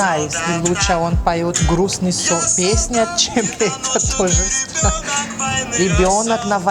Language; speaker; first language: Russian; non-native, learner; Portuguese